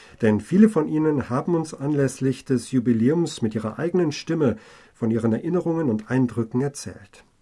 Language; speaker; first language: German; native; German